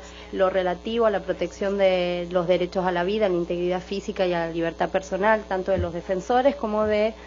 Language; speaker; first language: Spanish; native; Spanish